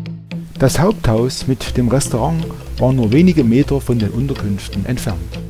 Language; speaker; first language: German; native; German